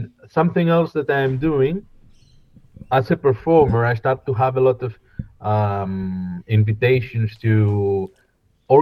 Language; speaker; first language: English; non-native, fluent; Greek